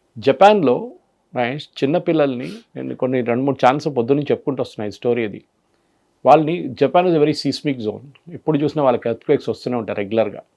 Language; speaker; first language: Telugu; non-native, fluent; Malayalam